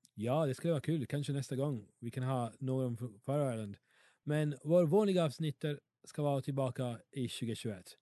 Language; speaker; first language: Swedish; non-native, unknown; Italian